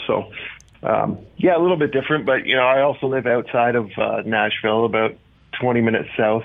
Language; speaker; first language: English; native; English